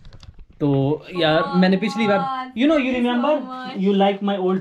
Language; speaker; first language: English; non-native, learner; Hindi